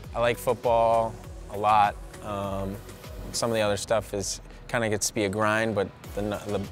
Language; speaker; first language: English; native; English